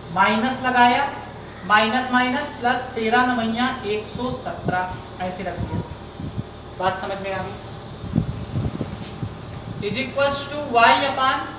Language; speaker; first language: Hindi; native; Hindi